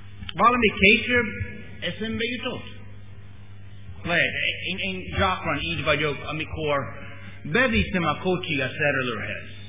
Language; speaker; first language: Hungarian; non-native, learner; English